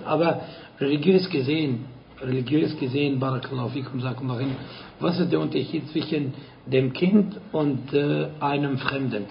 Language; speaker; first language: German; non-native, fluent; Arabic